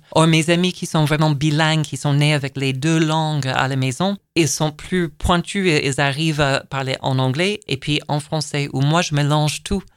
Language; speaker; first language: French; non-native, fluent; English